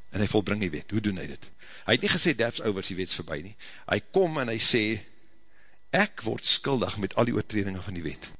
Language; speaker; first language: Afrikaans; native; Afrikaans